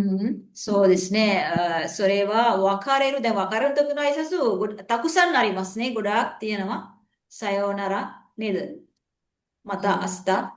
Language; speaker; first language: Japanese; non-native, fluent; Sinhala